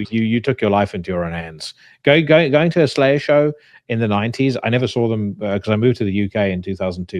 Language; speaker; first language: English; native; English